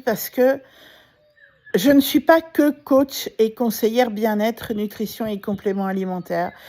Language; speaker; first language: French; native; French